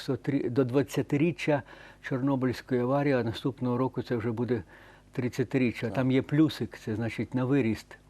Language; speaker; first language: Ukrainian; native; Ukrainian